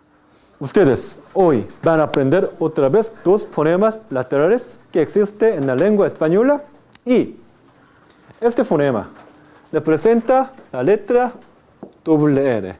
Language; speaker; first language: Spanish; non-native, fluent; Korean